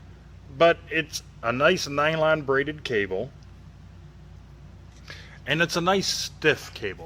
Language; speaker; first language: English; native; English